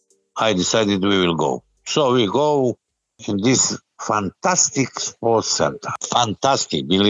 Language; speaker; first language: English; non-native, learner; Serbian